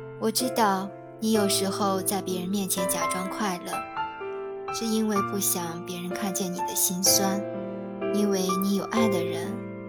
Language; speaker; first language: Chinese; native; Chinese